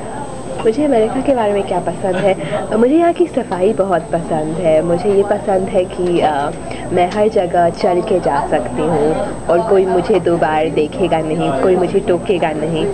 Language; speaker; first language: Hindi; native; Hindi